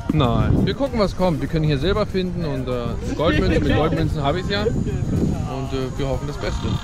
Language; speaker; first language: German; native; German